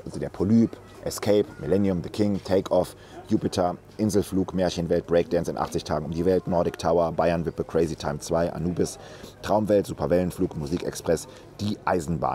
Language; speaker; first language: German; native; German